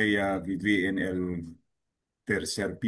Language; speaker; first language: Spanish; non-native, learner; Filipino